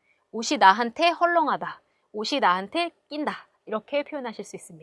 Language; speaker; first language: Korean; native; Korean